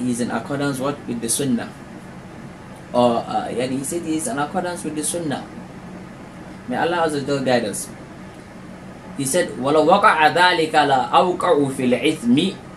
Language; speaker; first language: English; non-native, local second language; Hausa